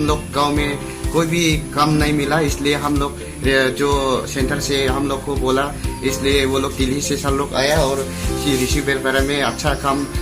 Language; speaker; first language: Hindi; non-native, local second language; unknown